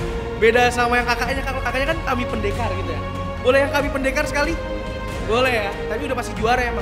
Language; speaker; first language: Indonesian; native; Indonesian